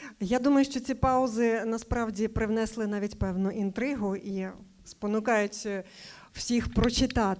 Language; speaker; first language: Ukrainian; native; Ukrainian